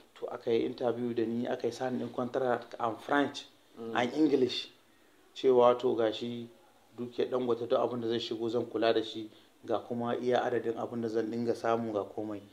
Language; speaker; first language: Hausa; early bilingual, heritage; Hausa